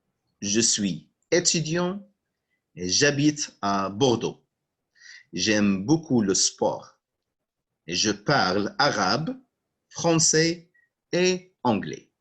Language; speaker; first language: French; non-native, local second language; Arabic